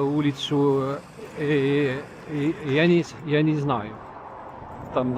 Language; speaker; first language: Russian; non-native, local second language; Estonian